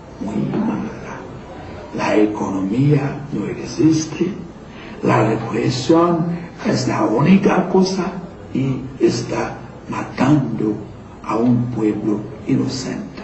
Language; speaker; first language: Spanish; non-native, learner; Haitian Creole